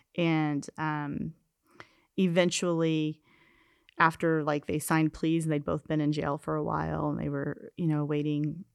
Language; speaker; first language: English; native; English